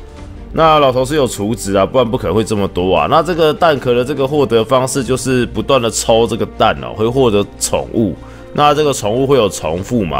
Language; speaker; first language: Chinese; native; Chinese